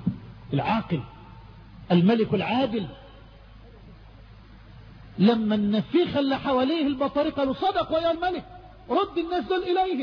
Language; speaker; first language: Arabic; native; Arabic